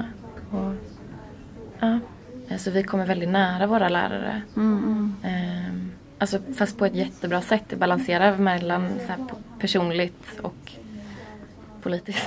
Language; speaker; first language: Swedish; native; Swedish